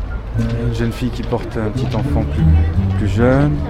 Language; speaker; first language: French; native; French